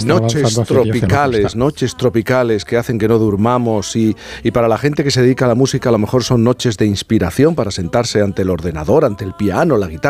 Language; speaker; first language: Spanish; native; Spanish